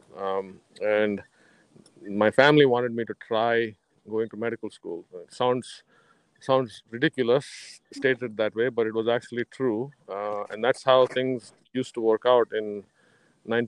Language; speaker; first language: English; non-native, local second language; Kannada